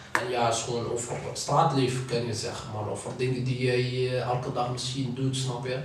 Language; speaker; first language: Dutch; non-native, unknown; Arabic